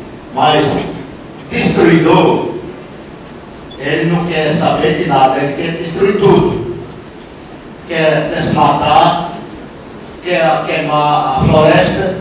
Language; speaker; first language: Portuguese; non-native, local second language; Yanomámi